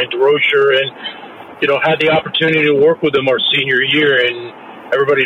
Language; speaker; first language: English; native; English